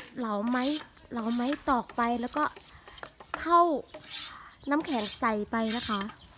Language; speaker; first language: Thai; non-native, local second language; Khün